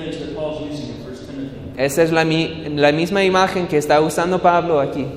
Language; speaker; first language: Spanish; non-native, learner; English